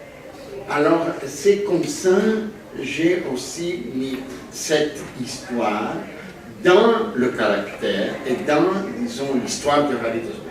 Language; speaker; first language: French; non-native, fluent; Greek